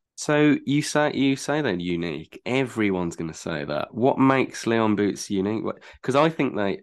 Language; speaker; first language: English; native; English